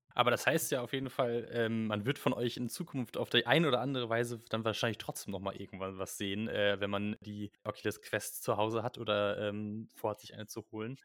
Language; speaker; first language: German; native; German